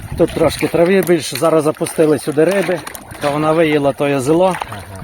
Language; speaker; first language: Ukrainian; native; Ukrainian